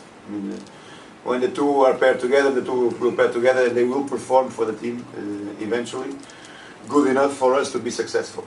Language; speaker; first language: English; non-native, fluent; Portuguese